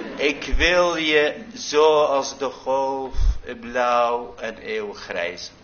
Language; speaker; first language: Dutch; non-native, fluent; Arabic